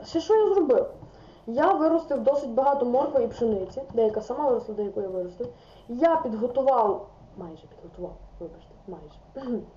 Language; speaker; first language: Ukrainian; native; Ukrainian